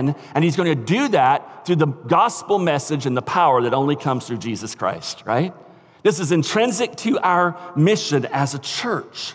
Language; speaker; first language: English; native; English